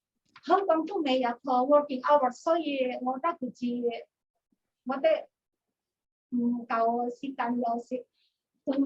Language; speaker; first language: Cantonese; non-native, learner; Indonesian